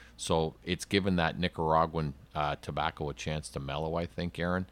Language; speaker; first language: English; native; English